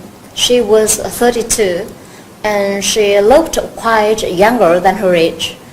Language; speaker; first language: English; non-native, learner; Vietnamese